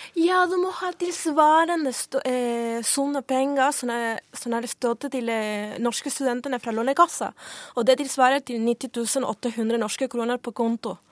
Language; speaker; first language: Norwegian; non-native, fluent; Spanish